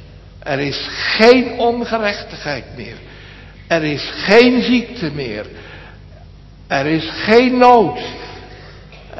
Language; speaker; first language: Dutch; native; Dutch